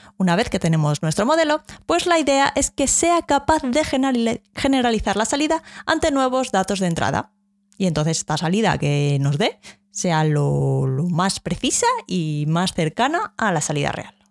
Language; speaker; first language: Spanish; native; Spanish